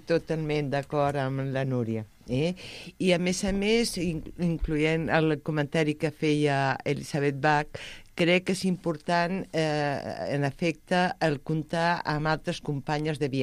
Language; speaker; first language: Catalan; non-native, local second language; Spanish